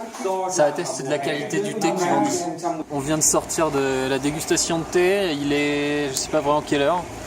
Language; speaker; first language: French; native; French